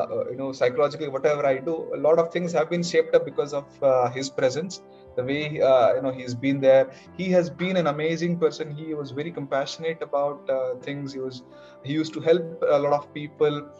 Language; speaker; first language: English; non-native, local second language; Kannada